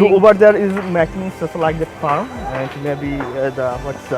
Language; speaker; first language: English; non-native, fluent; Bangla